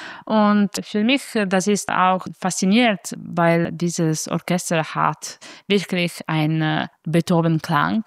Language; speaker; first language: German; non-native, fluent; Italian